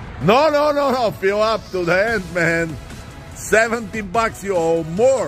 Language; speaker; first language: English; non-native, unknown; Bulgarian